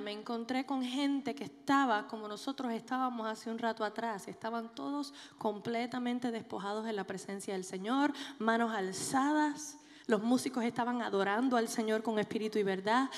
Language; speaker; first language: Spanish; early bilingual, other home language; English